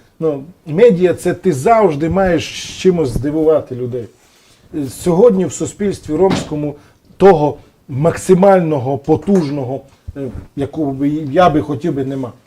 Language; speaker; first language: Ukrainian; non-native, local second language; Romany